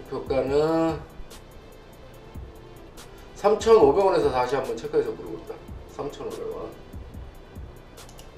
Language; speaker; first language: Korean; native; Korean